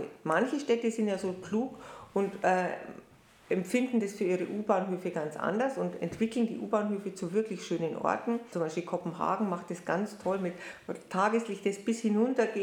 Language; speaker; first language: German; native; German